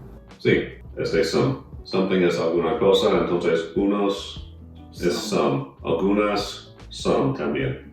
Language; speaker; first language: Spanish; non-native, fluent; English